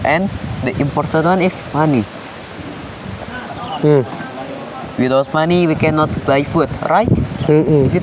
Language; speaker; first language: English; non-native, learner; Indonesian